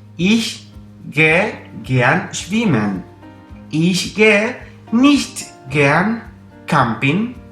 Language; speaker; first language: German; non-native, fluent; Spanish